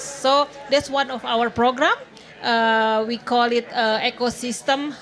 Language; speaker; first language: English; non-native, fluent; Indonesian